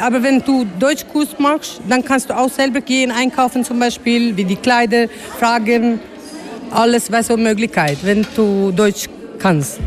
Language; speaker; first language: German; non-native, learner; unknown